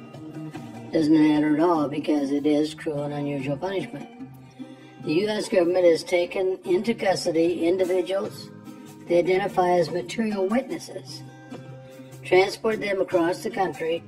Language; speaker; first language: English; native; English